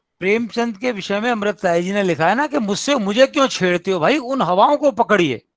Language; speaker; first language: Hindi; native; Hindi